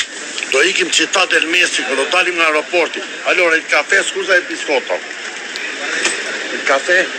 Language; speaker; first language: Italian; non-native, learner; Albanian